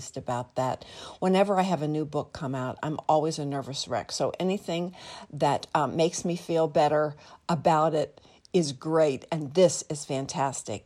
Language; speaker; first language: English; native; English